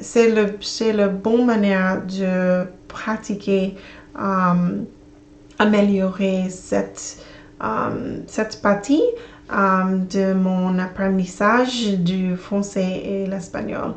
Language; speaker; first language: French; non-native, learner; English